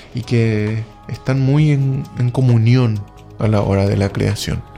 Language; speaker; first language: Spanish; native; Spanish